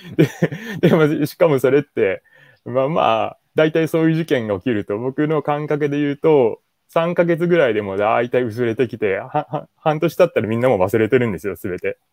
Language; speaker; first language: Japanese; native; Japanese